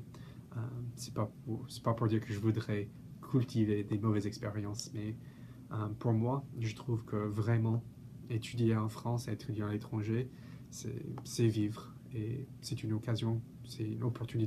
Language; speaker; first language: French; non-native, fluent; English